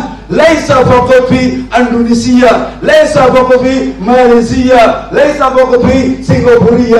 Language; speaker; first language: Arabic; non-native, learner; Malay